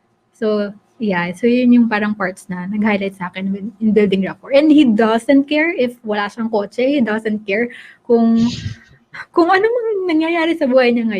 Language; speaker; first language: Filipino; native; Filipino